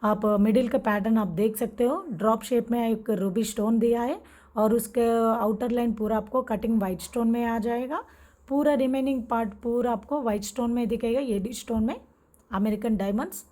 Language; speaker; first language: Hindi; non-native, local second language; Telugu